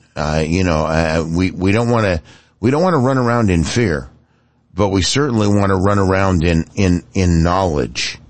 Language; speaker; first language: English; native; English